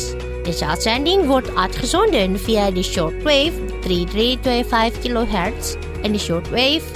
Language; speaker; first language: Dutch; non-native, fluent; Indonesian